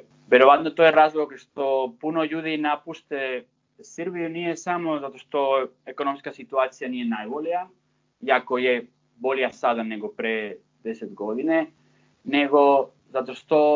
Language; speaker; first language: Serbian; non-native, fluent; Spanish